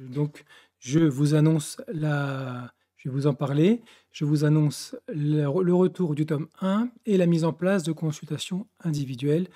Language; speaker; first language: French; native; French